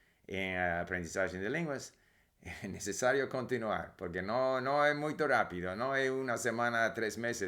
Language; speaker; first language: Portuguese; non-native, learner; English